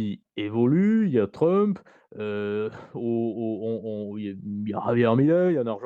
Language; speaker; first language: French; native; French